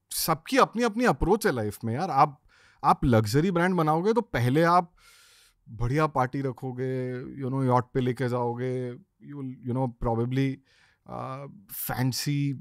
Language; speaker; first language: Hindi; native; Hindi